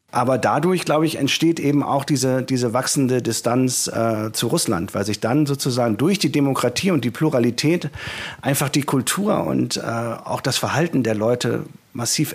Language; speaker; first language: German; native; German